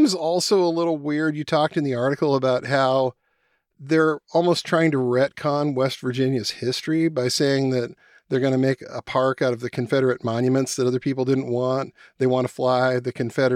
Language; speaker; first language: English; native; English